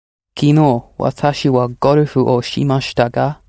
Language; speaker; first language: Japanese; non-native, learner; English